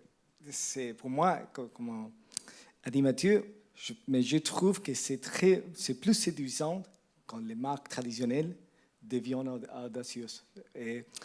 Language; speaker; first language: French; non-native, learner; Spanish